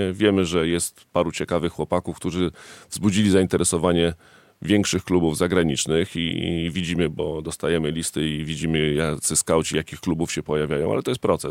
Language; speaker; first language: Polish; native; Polish